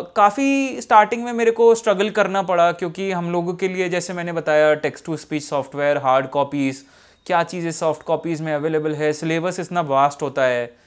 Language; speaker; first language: Hindi; native; Hindi